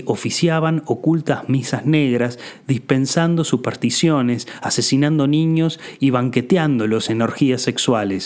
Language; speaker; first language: Spanish; native; Spanish